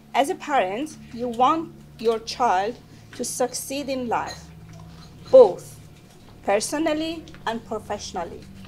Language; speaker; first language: English; non-native, fluent; Persian